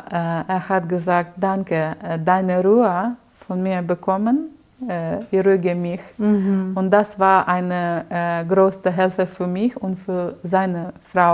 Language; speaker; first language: German; non-native, learner; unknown